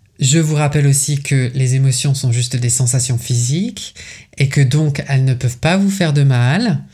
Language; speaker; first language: French; native; French